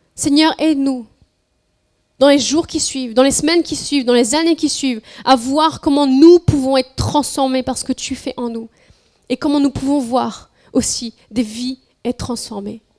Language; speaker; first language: French; non-native, fluent; Spanish